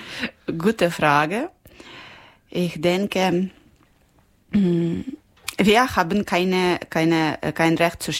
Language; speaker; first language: German; non-native, learner; Ukrainian